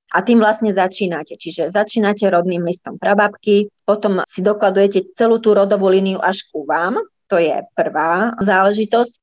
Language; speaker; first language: Slovak; native; Slovak